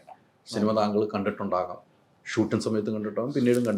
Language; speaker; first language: Malayalam; native; Malayalam